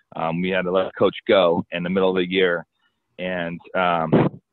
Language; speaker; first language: English; native; English